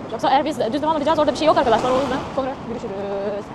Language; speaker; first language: Turkish; non-native, learner; Russian